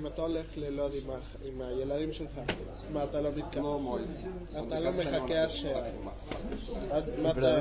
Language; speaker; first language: Hebrew; non-native, learner; Spanish